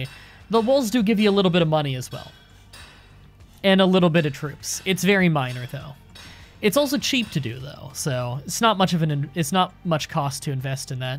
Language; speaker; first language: English; native; English